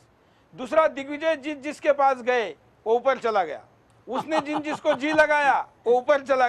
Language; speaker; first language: Hindi; native; Hindi